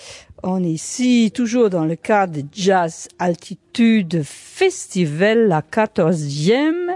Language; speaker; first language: French; non-native, fluent; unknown